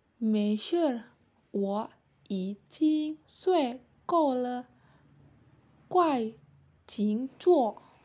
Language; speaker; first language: Chinese; non-native, learner; Indonesian